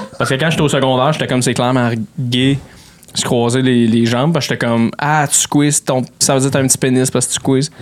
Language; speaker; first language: French; native; French